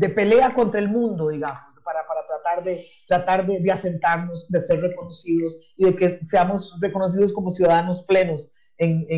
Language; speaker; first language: Spanish; non-native, local second language; English